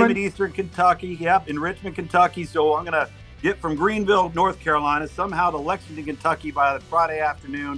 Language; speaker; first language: English; native; English